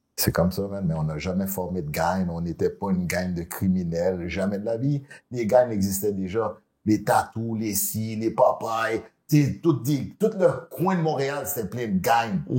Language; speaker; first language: French; early bilingual, other home language; Haitian Creole